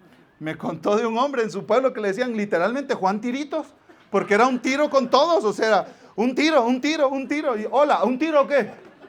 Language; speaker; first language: Spanish; native; Spanish